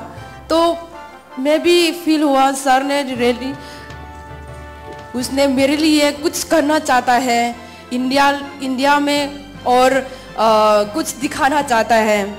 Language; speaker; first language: Hindi; non-native, local second language; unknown